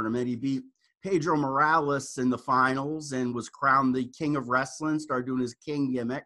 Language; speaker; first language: English; native; English